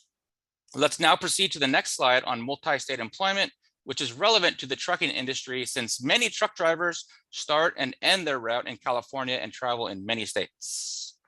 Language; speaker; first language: English; native; English